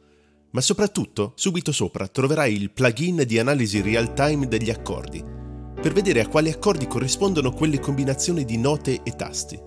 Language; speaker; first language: Italian; native; Italian